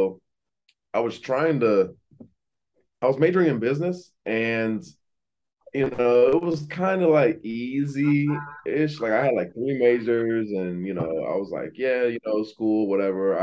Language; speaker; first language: English; native; English